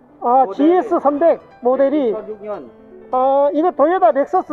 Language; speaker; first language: Korean; native; Korean